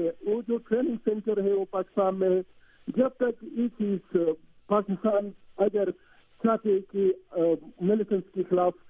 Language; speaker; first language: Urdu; non-native, learner; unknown